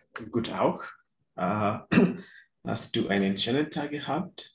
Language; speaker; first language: German; non-native, fluent; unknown